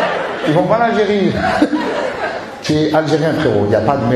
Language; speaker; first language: French; native; French